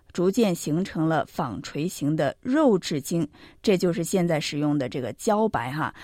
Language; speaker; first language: Chinese; native; Chinese